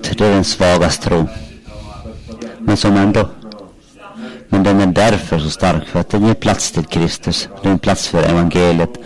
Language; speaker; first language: Swedish; non-native, local second language; Finnish